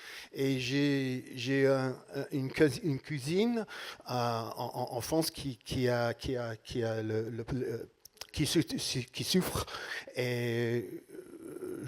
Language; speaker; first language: French; non-native, learner; English